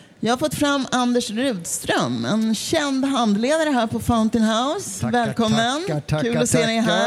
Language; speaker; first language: Swedish; native; Swedish